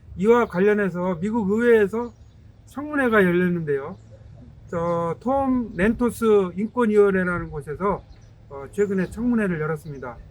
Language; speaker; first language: Korean; native; Korean